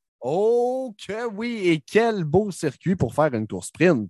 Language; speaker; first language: French; native; French